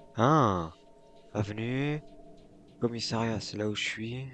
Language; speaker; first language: French; native; French